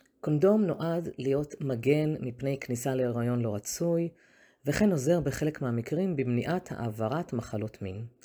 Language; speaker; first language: Hebrew; native; Hebrew